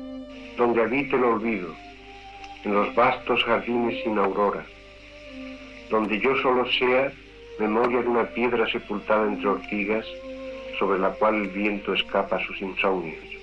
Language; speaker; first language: Spanish; native; Spanish